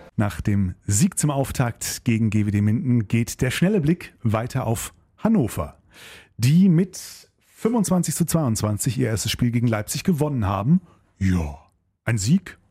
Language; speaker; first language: German; native; German